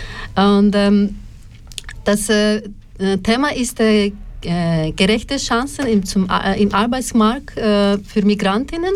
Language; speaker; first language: German; non-native, learner; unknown